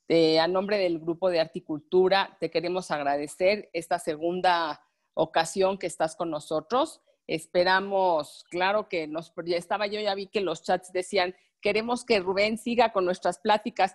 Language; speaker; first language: Spanish; native; Spanish